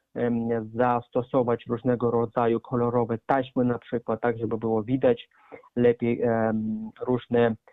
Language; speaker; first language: Polish; non-native, fluent; Russian